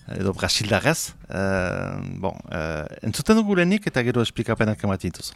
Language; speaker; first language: Basque; native; Basque